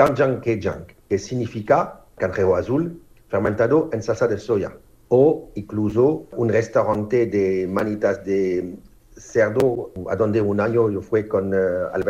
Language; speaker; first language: Spanish; non-native, fluent; French